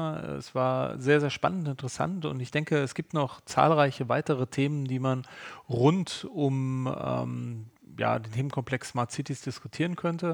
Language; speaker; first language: German; native; German